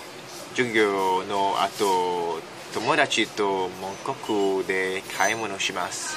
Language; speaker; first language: Japanese; non-native, learner; Cantonese